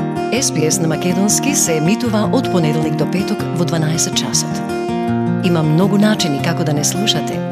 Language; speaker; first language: Macedonian; native; Macedonian